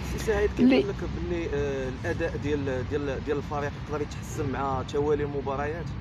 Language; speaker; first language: Arabic; native; Arabic